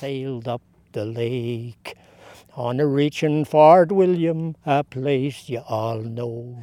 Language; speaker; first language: English; native; English